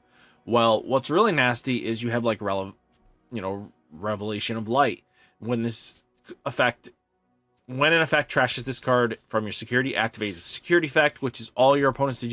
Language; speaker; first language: English; native; English